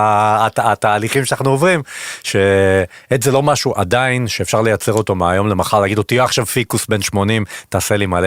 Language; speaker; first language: Hebrew; native; Hebrew